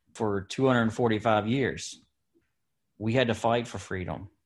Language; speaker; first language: English; native; English